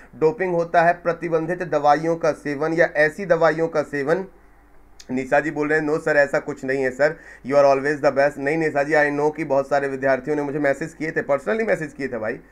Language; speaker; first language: Hindi; native; Hindi